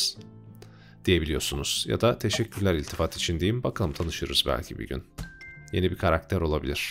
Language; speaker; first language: Turkish; native; Turkish